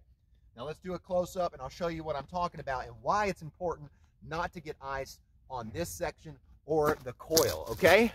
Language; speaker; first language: English; native; English